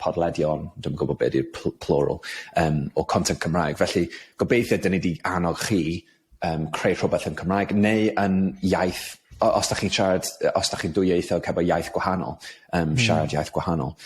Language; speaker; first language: Welsh; non-native, fluent; English